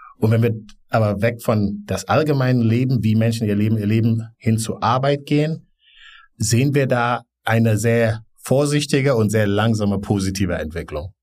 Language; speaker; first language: German; non-native, fluent; Wolof